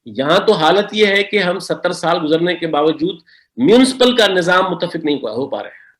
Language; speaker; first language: Urdu; non-native, local second language; Sindhi